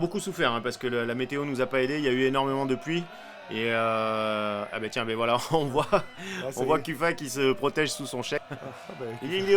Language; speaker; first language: French; native; French